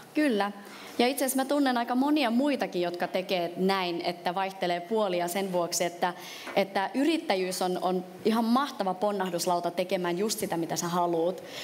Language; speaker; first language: Finnish; early bilingual, other home language; Vietnamese